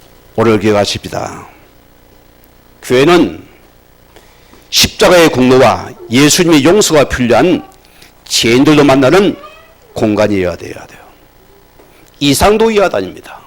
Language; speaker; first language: Korean; native; Korean